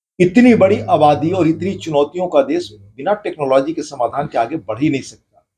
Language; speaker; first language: Hindi; native; Hindi